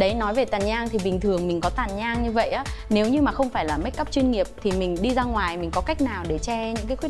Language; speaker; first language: Vietnamese; native; Vietnamese